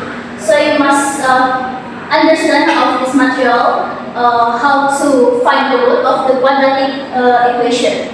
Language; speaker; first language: English; non-native, learner; Indonesian